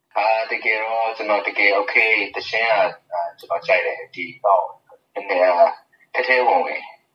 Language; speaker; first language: Burmese; non-native, local second language; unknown